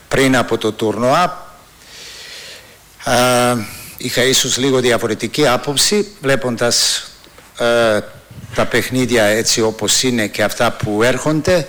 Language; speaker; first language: Greek; non-native, fluent; Serbian